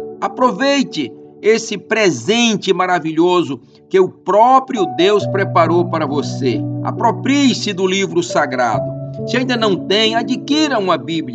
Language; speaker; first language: Portuguese; native; Portuguese